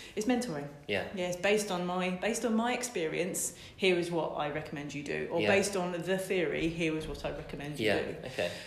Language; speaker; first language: English; native; English